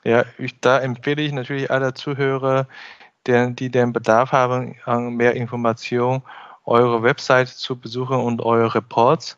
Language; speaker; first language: German; non-native, fluent; Chinese